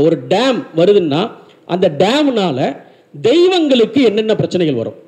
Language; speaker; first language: Tamil; native; Tamil